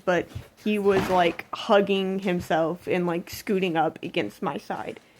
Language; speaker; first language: English; native; English